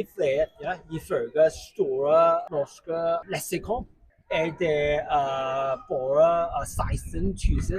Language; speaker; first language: Norwegian; non-native, learner; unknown